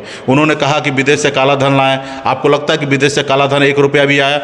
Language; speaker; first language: Hindi; native; Hindi